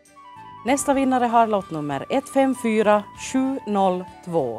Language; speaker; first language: Swedish; native; Swedish